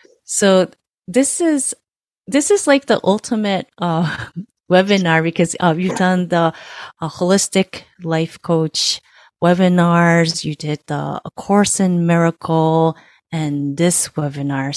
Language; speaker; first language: English; non-native, fluent; Japanese